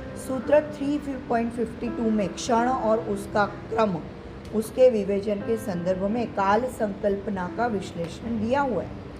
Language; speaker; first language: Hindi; non-native, local second language; Marathi